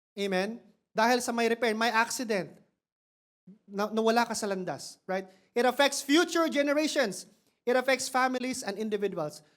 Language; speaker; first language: Filipino; non-native, local second language; Cebuano